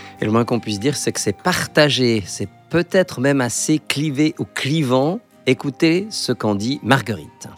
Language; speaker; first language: French; native; French